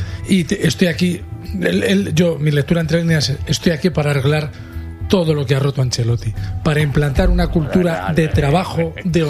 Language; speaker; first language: Spanish; native; Spanish